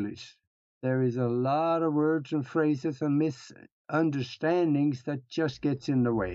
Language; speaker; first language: English; non-native, fluent; Norwegian